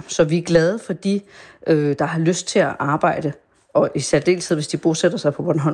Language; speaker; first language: Danish; native; Danish